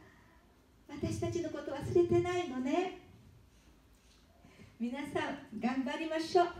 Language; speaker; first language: Japanese; early bilingual, heritage; Japanese